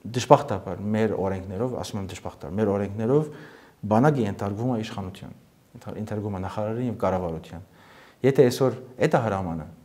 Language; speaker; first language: Armenian; early bilingual, heritage; Armenian